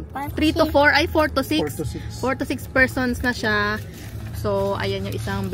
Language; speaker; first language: Filipino; native; Filipino